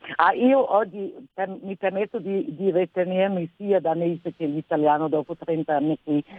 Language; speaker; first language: Italian; non-native, fluent; Danish